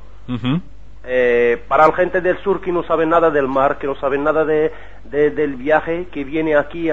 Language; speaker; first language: Spanish; non-native, learner; Arabic